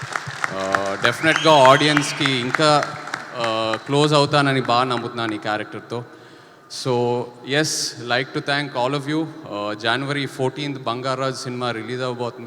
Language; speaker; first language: Telugu; native; Telugu